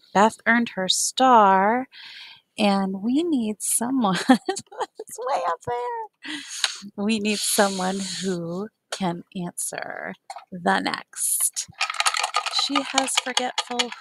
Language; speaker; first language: English; native; English